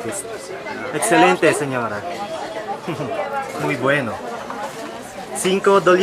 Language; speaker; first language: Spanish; non-native, learner; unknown